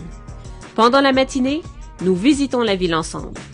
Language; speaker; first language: French; native; French